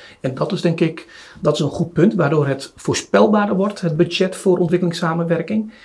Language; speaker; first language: Dutch; early bilingual, other home language; Turoyo